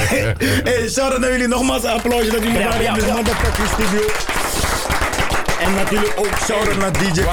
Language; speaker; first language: Dutch; native; Dutch